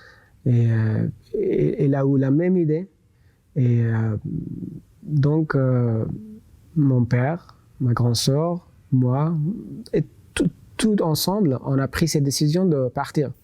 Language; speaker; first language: French; non-native, local second language; Persian